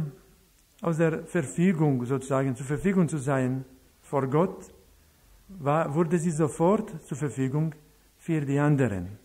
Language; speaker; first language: German; non-native, fluent; Croatian